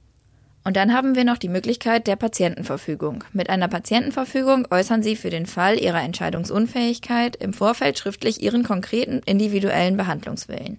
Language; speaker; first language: German; native; German